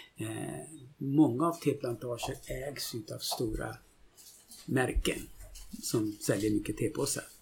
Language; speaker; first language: Swedish; non-native, fluent; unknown